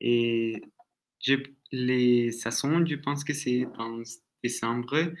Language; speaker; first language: French; non-native, learner; Spanish